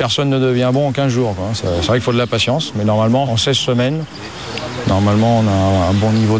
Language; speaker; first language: French; native; French